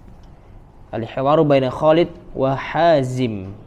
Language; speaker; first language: Arabic; non-native, fluent; Indonesian